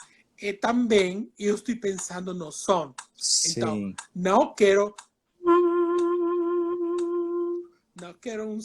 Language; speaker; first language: Portuguese; non-native, fluent; Spanish